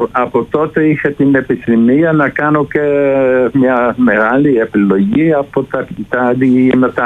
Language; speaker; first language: Greek; non-native, fluent; Dutch